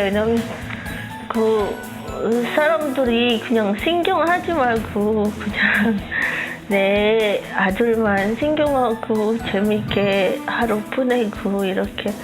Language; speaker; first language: Korean; non-native, learner; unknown